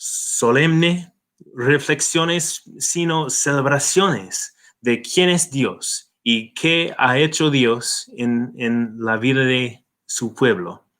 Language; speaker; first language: Spanish; non-native, fluent; English